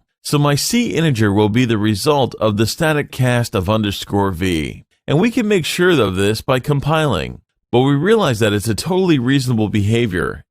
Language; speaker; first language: English; non-native, fluent; French